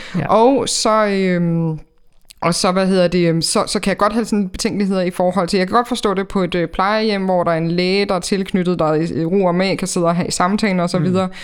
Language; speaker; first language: Danish; native; Danish